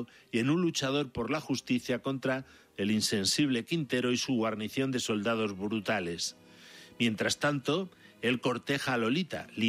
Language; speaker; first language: Spanish; native; Spanish